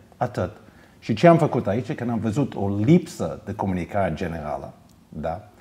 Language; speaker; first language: Romanian; early bilingual, heritage; Romanian